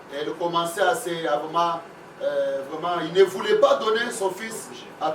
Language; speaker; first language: French; non-native, local second language; Lingala